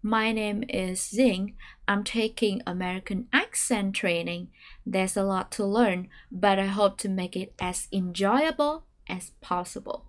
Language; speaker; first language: English; non-native, fluent; Vietnamese